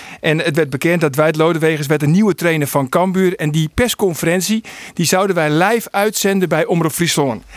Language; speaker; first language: Dutch; non-native, local second language; Western Frisian